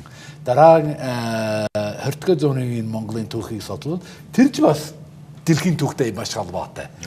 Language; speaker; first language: Mongolian; non-native, fluent; English